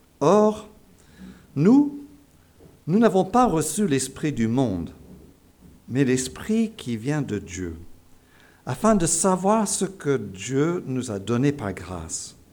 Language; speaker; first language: French; non-native, fluent; English